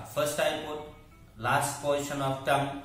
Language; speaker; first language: English; non-native, learner; Hindi